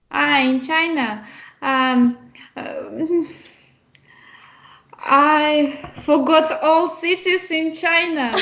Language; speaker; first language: English; non-native, learner; Russian